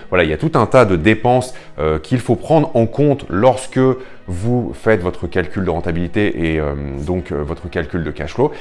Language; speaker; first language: French; native; French